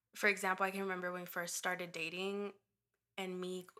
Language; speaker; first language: English; early bilingual, other home language; Spanish